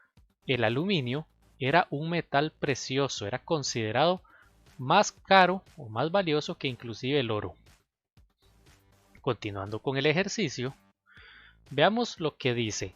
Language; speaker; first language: Spanish; native; Spanish